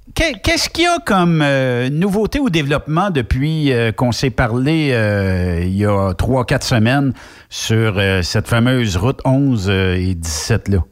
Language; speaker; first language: French; native; French